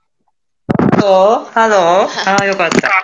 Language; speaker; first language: English; non-native, learner; Japanese